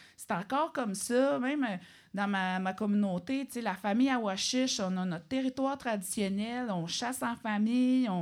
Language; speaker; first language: French; native; French